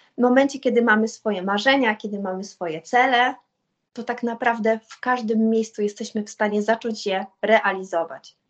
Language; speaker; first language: Polish; native; Polish